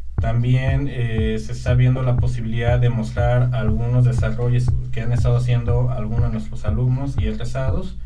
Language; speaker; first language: Spanish; native; Spanish